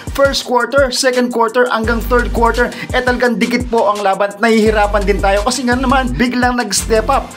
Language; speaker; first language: Filipino; non-native, local second language; Pampanga